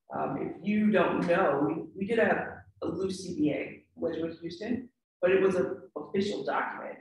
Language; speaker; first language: English; native; English